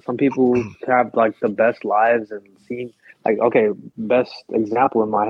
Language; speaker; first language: English; early bilingual, other home language; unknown